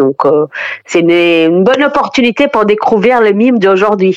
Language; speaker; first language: French; non-native, fluent; Portuguese